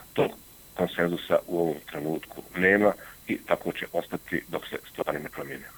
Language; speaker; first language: Bosnian; native; Bosnian